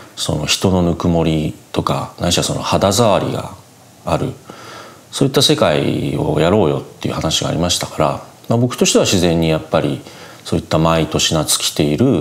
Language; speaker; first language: Japanese; native; Japanese